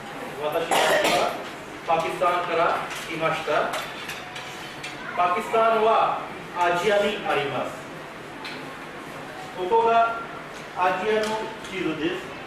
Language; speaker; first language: Japanese; non-native, learner; Urdu